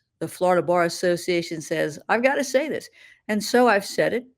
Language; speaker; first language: English; native; English